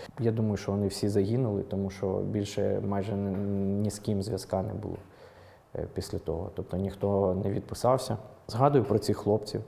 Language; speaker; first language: Ukrainian; non-native, local second language; Russian